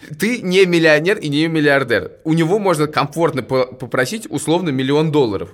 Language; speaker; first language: Russian; native; Russian